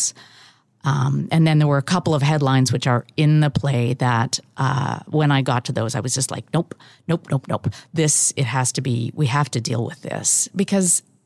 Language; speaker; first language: English; native; English